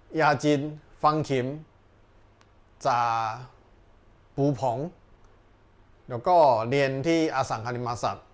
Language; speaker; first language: Thai; non-native, learner; Chinese